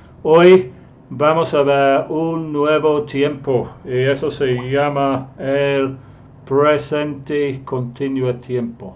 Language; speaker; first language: Spanish; non-native, fluent; English